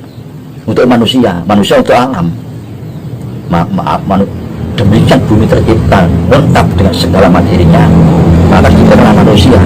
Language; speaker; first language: Indonesian; native; Indonesian